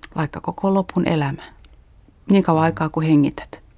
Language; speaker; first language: Finnish; native; Finnish